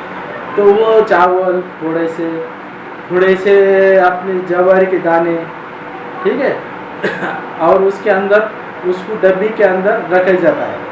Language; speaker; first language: Hindi; non-native, local second language; Marathi